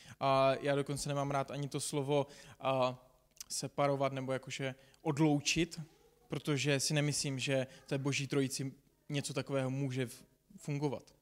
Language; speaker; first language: Czech; non-native, fluent; English